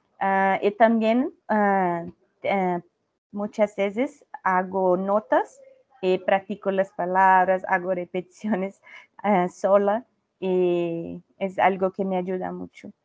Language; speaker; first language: Spanish; non-native, learner; Portuguese